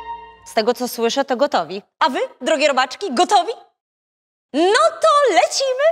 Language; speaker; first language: Polish; native; Polish